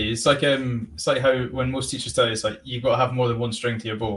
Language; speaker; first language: English; native; English